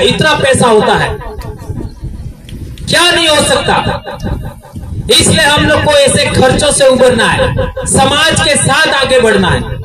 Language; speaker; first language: Hindi; non-native, local second language; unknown